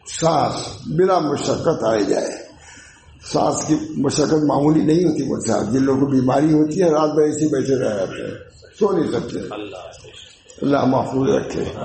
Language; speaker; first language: Urdu; native; Urdu